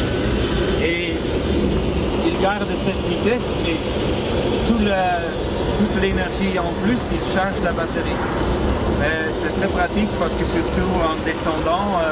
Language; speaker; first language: French; non-native, fluent; Dutch